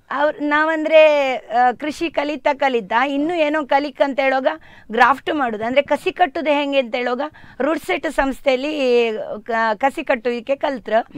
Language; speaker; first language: Kannada; native; Kannada